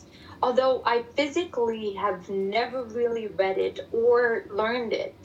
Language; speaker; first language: English; non-native, fluent; German